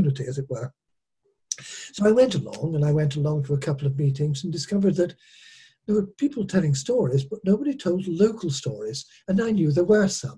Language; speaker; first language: English; native; English